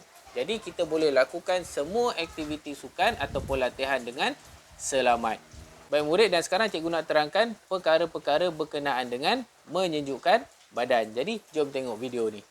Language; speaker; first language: Malay; native; Malay